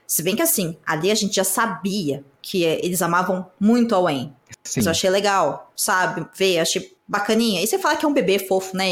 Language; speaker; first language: Portuguese; native; Portuguese